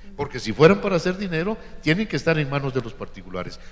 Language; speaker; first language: Spanish; native; Spanish